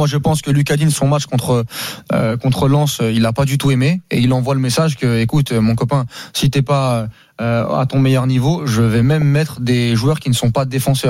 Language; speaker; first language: French; native; French